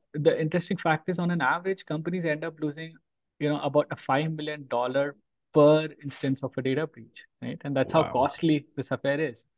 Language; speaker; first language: English; non-native, local second language; Hindi